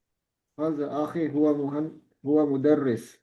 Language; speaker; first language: Arabic; non-native, learner; Indonesian